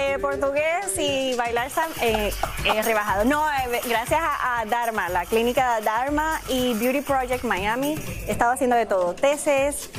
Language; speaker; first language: Spanish; native; Spanish